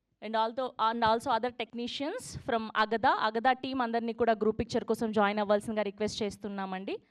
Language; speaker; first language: Telugu; native; Telugu